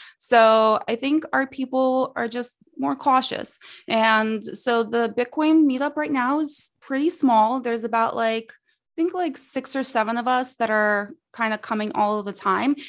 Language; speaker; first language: English; early bilingual, other home language; Russian